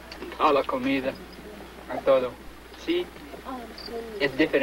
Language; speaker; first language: Spanish; non-native, fluent; English